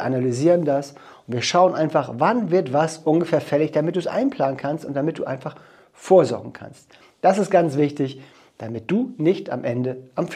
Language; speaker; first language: German; native; German